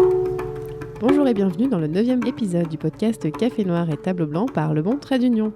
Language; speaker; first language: French; native; French